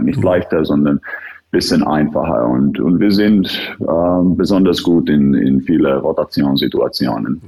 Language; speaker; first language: German; non-native, fluent; Finnish